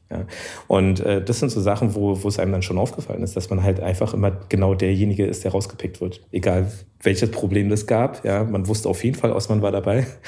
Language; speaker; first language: German; early bilingual, other home language; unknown